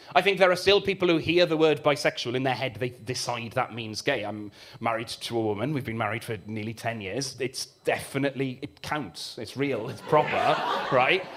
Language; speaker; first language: English; native; English